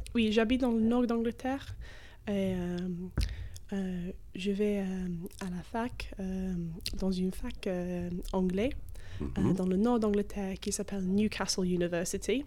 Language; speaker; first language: French; non-native, fluent; English